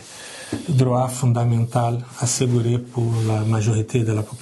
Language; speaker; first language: French; non-native, learner; Portuguese